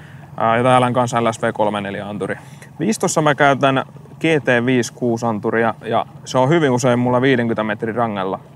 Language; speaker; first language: Finnish; native; Finnish